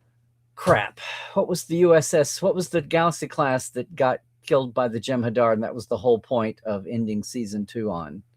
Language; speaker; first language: English; native; English